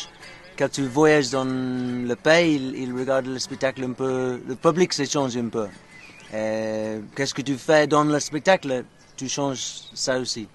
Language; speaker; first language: French; non-native, learner; English